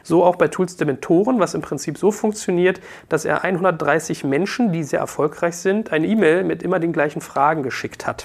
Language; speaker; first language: German; native; German